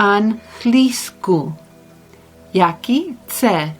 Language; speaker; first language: Ukrainian; non-native, learner; English